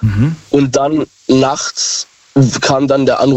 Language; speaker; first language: German; native; German